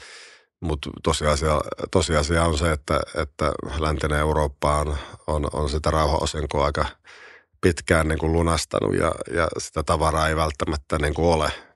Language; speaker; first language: Finnish; native; Finnish